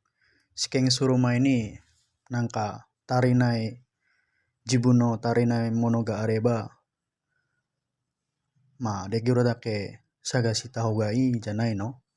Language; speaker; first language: Japanese; non-native, learner; Indonesian